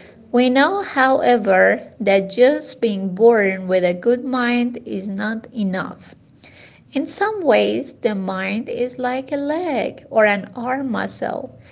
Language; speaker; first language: English; non-native, fluent; Persian